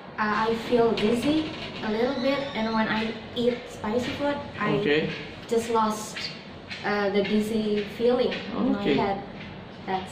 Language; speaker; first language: English; non-native, learner; Indonesian